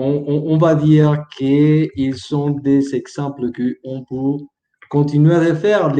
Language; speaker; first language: French; non-native, learner; Spanish